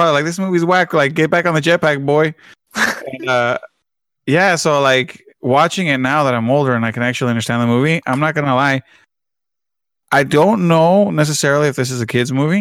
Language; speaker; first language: English; early bilingual, other home language; Spanish